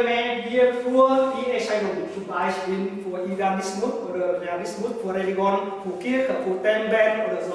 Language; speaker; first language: German; non-native, learner; Vietnamese